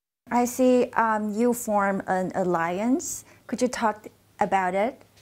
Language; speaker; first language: English; non-native, fluent; Chinese